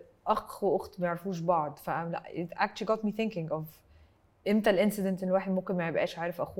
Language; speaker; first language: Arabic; native; Arabic